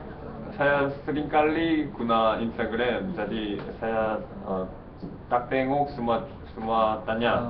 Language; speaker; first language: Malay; non-native, learner; Korean